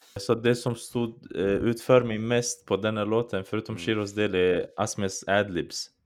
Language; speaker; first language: Swedish; early bilingual, other home language; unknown